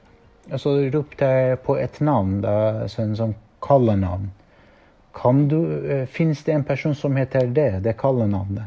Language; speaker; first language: Norwegian; non-native, fluent; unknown